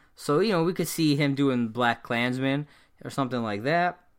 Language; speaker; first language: English; native; English